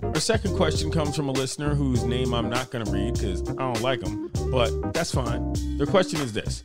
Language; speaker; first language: English; native; English